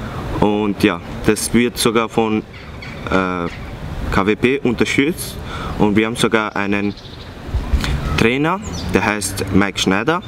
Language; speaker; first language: German; non-native, fluent; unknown